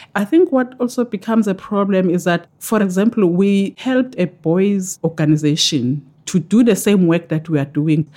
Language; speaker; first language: English; non-native, local second language; Zulu